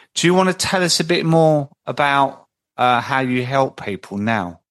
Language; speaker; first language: English; native; English